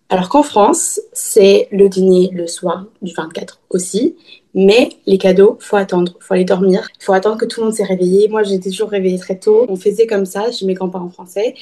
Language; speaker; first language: French; early bilingual, heritage; French